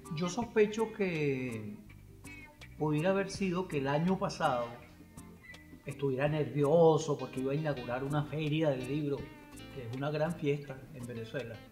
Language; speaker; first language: Spanish; native; Spanish